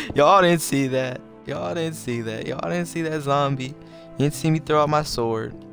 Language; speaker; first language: English; native; English